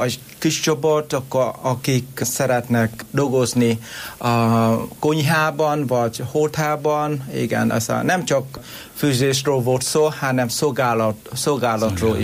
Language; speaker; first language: Hungarian; non-native, learner; Vietnamese